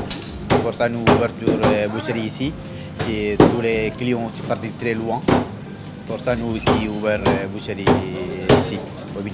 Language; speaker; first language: French; non-native, learner; Tamil